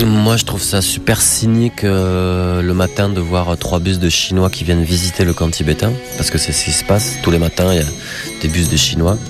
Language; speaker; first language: French; native; French